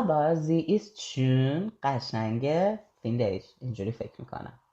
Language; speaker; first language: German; non-native, fluent; Persian